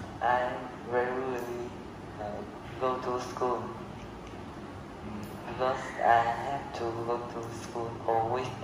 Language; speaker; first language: English; non-native, learner; Vietnamese